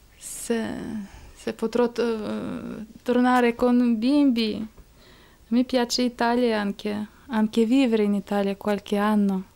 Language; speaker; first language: Italian; non-native, learner; Ukrainian